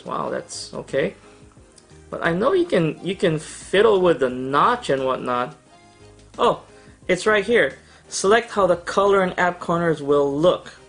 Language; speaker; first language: English; native; English